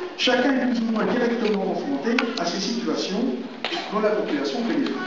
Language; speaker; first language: French; native; French